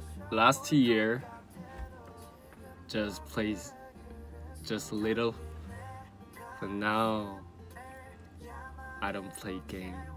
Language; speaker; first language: English; non-native, learner; Korean